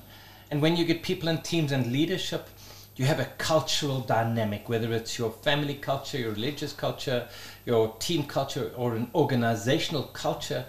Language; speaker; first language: English; native; English